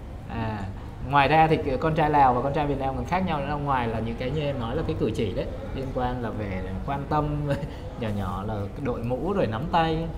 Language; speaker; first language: Vietnamese; native; Vietnamese